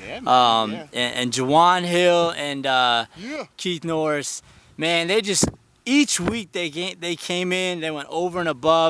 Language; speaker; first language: English; native; English